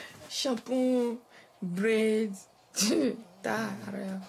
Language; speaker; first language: Korean; non-native, learner; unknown